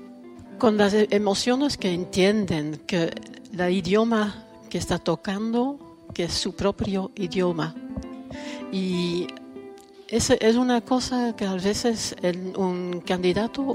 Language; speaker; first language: Spanish; non-native, fluent; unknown